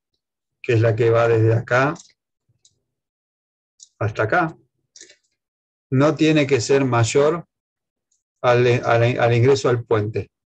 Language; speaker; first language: Spanish; native; Spanish